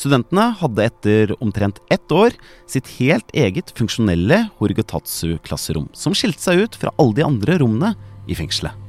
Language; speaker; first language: Norwegian; native; Norwegian